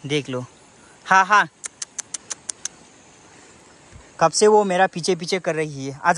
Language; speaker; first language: Hindi; non-native, local second language; Garo